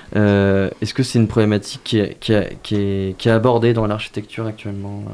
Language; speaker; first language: French; native; French